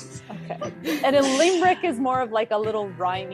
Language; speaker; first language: English; native; English